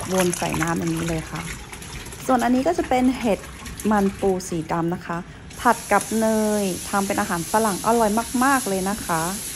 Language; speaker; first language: Thai; early bilingual, heritage; Thai